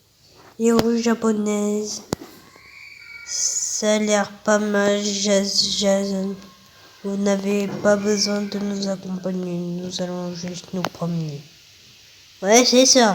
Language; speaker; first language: French; native; French